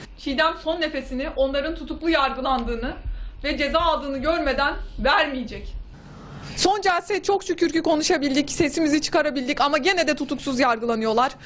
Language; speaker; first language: Turkish; native; Turkish